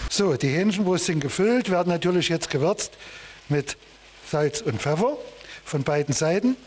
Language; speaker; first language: German; native; German